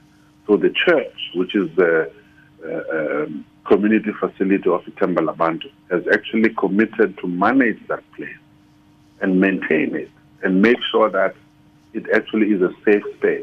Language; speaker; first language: English; non-native, local second language; Xhosa